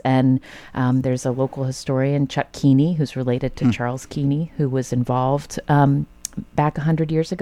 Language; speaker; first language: English; native; English